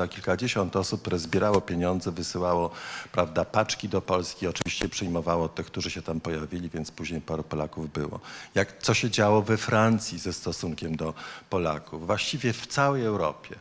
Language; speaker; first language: Polish; native; Polish